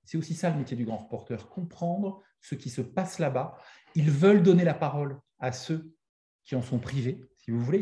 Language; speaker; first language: French; native; French